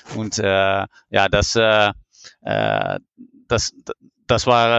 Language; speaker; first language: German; non-native, learner; Dutch